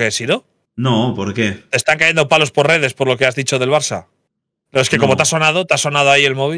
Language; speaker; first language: Spanish; native; Spanish